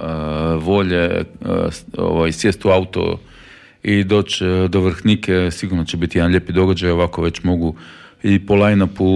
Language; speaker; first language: Serbian; native; Serbian